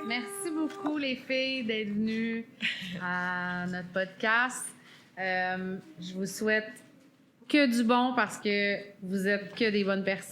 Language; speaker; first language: French; native; French